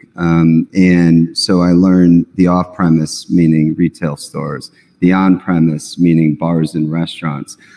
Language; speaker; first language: English; native; English